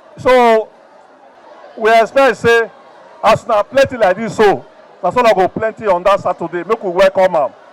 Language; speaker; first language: Nigerian Pidgin; native; Nigerian Pidgin